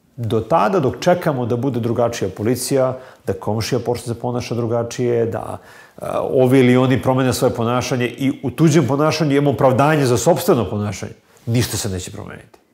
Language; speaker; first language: Serbian; native; Serbian